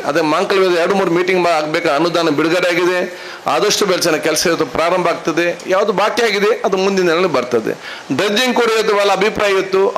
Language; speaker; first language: Kannada; non-native, local second language; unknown